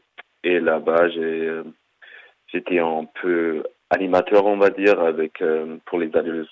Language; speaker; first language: French; non-native, fluent; German